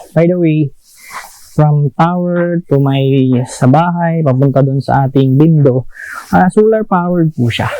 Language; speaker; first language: Filipino; non-native, local second language; Cebuano